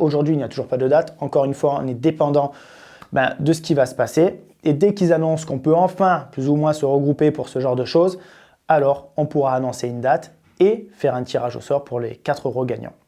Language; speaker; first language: French; native; French